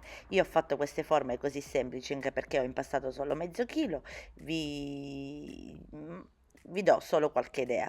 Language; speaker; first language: Italian; native; Italian